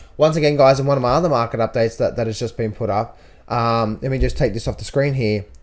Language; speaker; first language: English; native; English